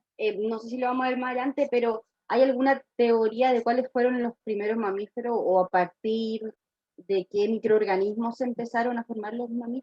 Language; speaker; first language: Spanish; native; Spanish